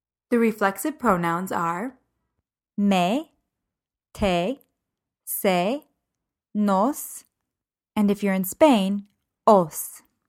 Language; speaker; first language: English; native; English